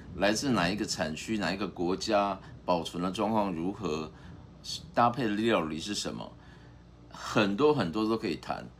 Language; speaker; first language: Chinese; native; Chinese